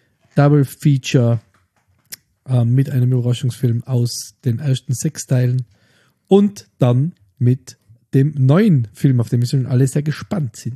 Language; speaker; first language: German; native; German